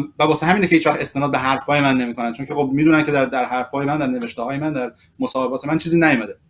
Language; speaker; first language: Persian; early bilingual, other home language; English